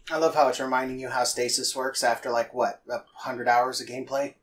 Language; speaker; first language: English; native; English